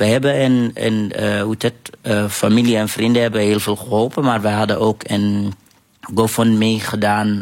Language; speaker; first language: Dutch; non-native, fluent; Arabic